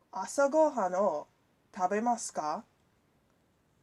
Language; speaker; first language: Japanese; non-native, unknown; English